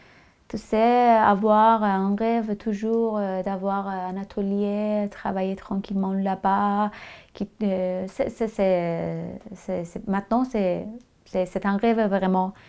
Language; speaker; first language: French; non-native, fluent; Persian